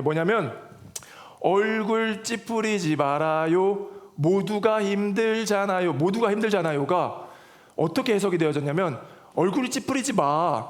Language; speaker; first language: Korean; native; Korean